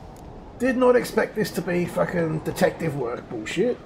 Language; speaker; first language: English; native; English